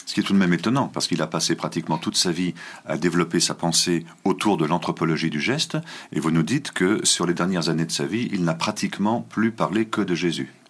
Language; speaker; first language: French; native; French